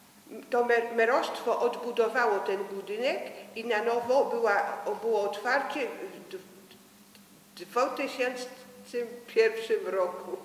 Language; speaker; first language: Polish; early bilingual, heritage; French